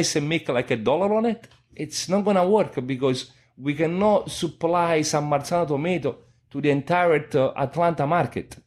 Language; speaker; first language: English; non-native, fluent; Italian